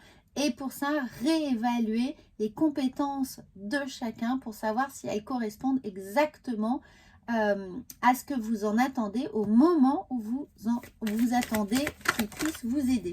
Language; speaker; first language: French; native; French